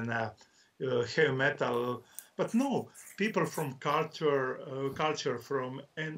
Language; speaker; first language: English; non-native, learner; Croatian